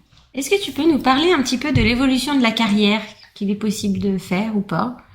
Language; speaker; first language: French; native; French